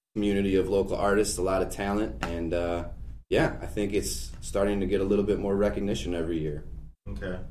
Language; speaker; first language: English; native; English